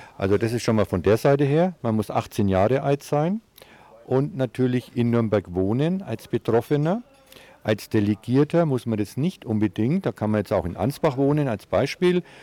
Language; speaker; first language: German; native; German